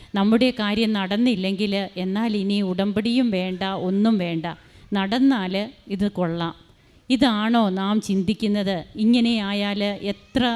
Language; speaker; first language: Malayalam; native; Malayalam